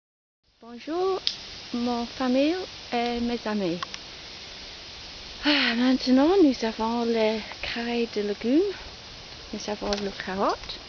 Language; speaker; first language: French; non-native, learner; English